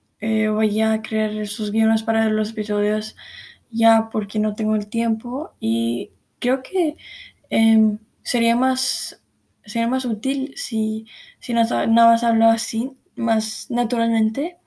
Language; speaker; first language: Spanish; early bilingual, heritage; Spanish